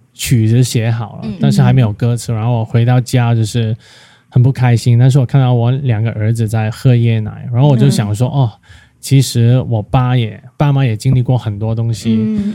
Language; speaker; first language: Chinese; non-native, fluent; Cantonese